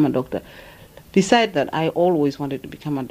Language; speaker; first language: English; non-native, fluent; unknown